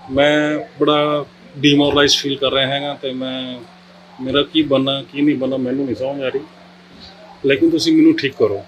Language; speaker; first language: Hindi; native; Hindi